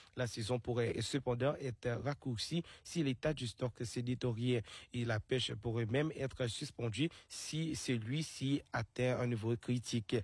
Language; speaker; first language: French; non-native, local second language; Seselwa Creole French